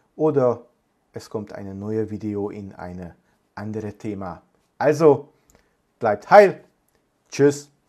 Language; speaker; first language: German; non-native, fluent; Hungarian